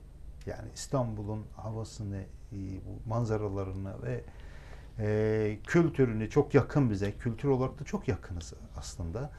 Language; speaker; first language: Turkish; non-native, local second language; Azerbaijani